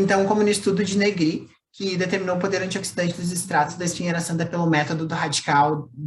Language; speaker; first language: Portuguese; native; Portuguese